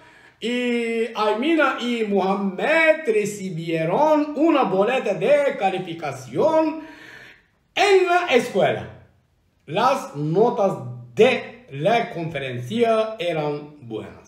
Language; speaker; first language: Spanish; non-native, learner; Turkish